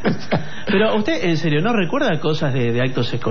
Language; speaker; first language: Spanish; native; Spanish